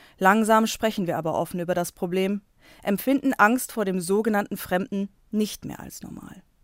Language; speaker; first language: German; native; German